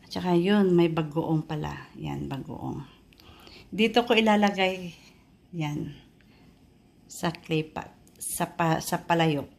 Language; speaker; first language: Filipino; non-native, local second language; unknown